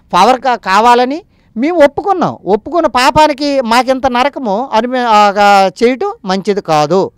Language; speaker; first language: Telugu; native; Telugu